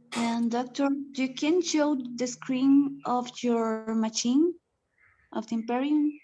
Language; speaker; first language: English; non-native, learner; Spanish